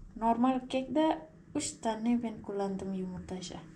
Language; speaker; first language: Turkish; non-native, learner; Indonesian